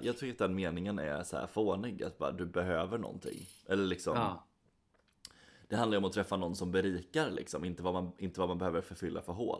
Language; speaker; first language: Swedish; native; Swedish